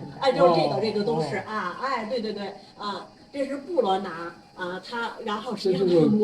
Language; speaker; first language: Chinese; native; Chinese